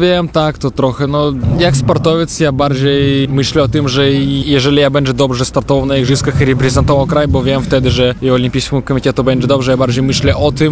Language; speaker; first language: Polish; non-native, learner; Russian